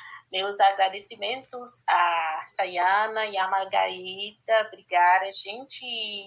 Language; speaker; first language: Portuguese; non-native, fluent; Haitian Creole